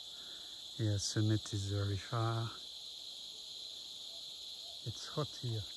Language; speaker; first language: English; non-native, learner; French